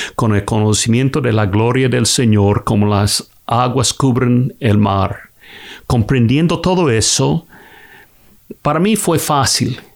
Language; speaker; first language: Spanish; non-native, fluent; English